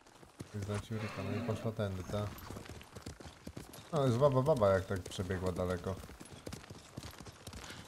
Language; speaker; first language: Polish; native; Polish